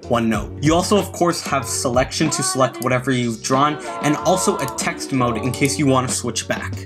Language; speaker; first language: English; native; English